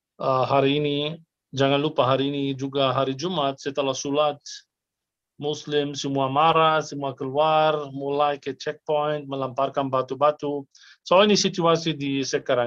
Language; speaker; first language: Indonesian; non-native, fluent; Arabic